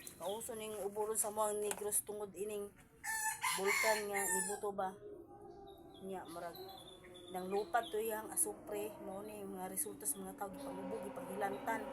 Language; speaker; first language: Filipino; non-native, local second language; Cebuano